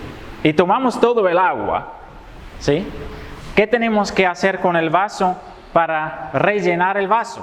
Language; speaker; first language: Spanish; non-native, fluent; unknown